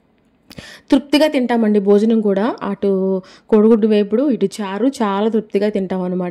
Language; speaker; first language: Telugu; native; Telugu